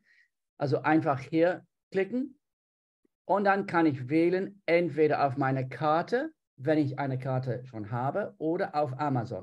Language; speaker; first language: German; non-native, fluent; English